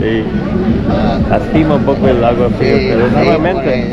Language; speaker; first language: Spanish; non-native, learner; English